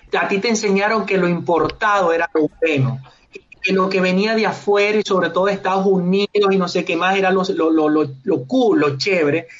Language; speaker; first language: Spanish; native; Spanish